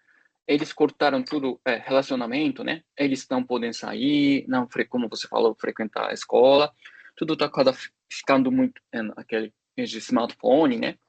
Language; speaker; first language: Portuguese; non-native, fluent; Japanese